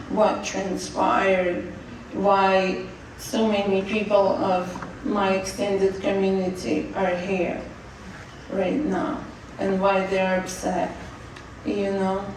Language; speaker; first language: English; non-native, fluent; Russian